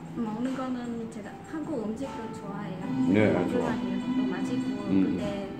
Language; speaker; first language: Korean; non-native, learner; Vietnamese